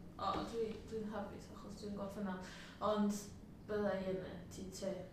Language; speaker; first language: Welsh; non-native, learner; Spanish